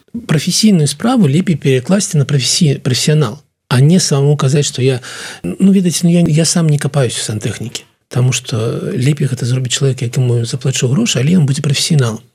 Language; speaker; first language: Belarusian; non-native, local second language; Russian